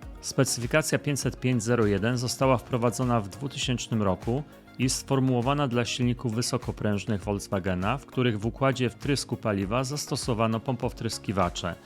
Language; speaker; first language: Polish; native; Polish